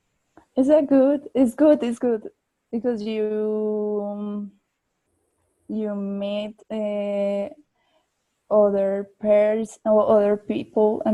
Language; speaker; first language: English; non-native, learner; Spanish